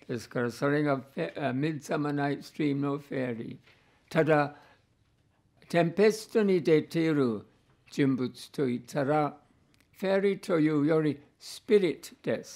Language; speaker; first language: Japanese; non-native, fluent; English